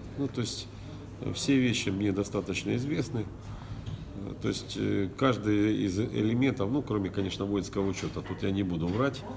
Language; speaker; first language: Russian; native; Russian